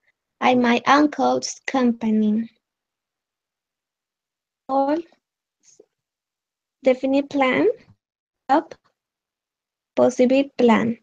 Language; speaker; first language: English; non-native, learner; Spanish